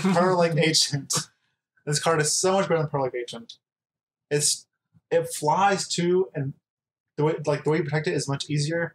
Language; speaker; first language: English; native; English